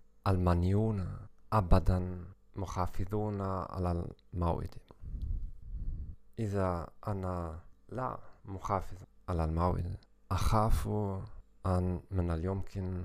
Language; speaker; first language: Arabic; non-native, learner; German